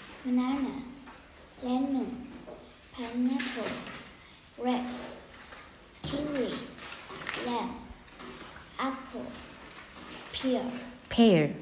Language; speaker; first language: English; non-native, learner; Vietnamese